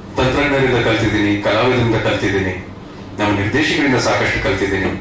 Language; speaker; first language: Kannada; native; Kannada